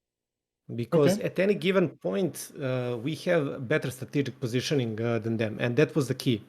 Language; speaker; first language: English; non-native, fluent; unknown